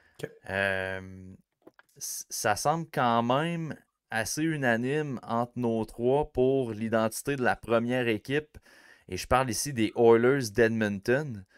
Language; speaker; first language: French; native; French